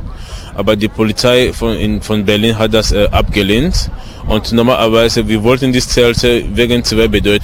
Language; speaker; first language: German; non-native, learner; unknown